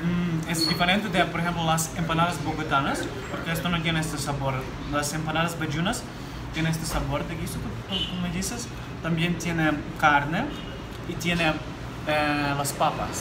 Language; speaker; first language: Spanish; non-native, fluent; Ukrainian